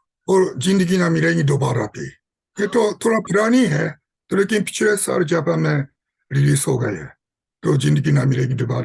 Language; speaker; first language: Hindi; non-native, fluent; Japanese